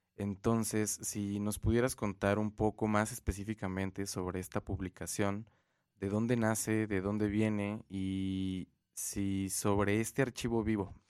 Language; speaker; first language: Spanish; native; Spanish